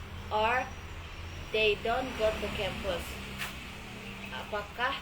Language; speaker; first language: English; non-native, learner; Indonesian